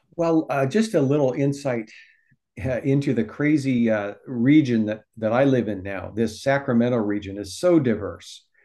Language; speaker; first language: English; native; English